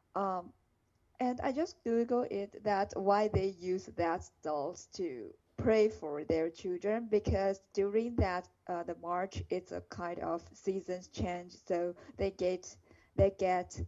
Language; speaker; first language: English; non-native, fluent; Chinese